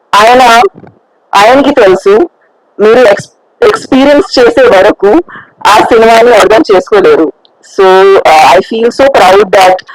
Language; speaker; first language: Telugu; non-native, fluent; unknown